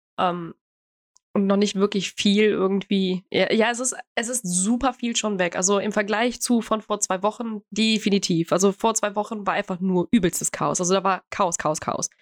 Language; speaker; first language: German; early bilingual, other home language; Croatian